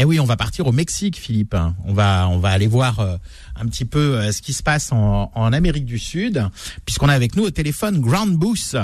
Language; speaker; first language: French; native; French